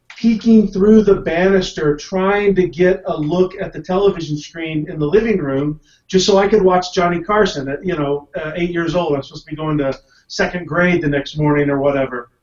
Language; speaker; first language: English; native; English